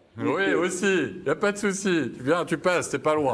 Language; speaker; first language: French; native; French